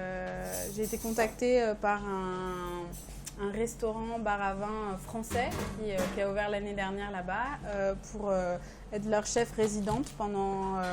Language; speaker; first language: French; early bilingual, other home language; Persian